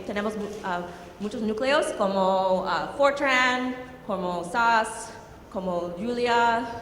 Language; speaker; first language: Spanish; non-native, learner; English